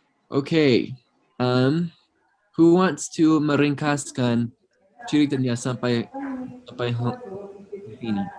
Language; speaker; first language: Indonesian; non-native, fluent; English